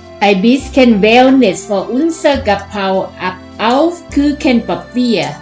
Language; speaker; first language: German; non-native, fluent; Thai